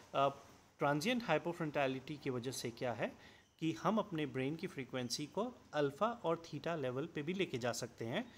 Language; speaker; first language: Hindi; non-native, local second language; Assamese